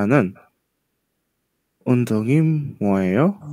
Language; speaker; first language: Korean; non-native, learner; Indonesian